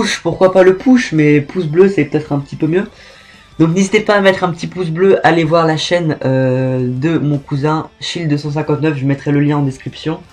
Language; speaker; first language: French; native; French